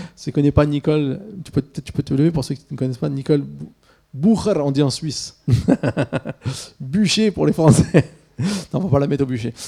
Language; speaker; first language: French; early bilingual, other home language; Swiss German